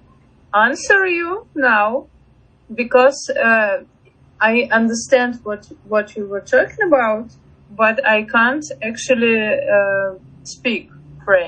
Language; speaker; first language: English; non-native, fluent; Russian